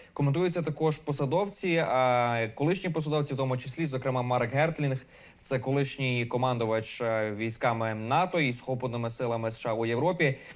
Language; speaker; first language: Ukrainian; native; Ukrainian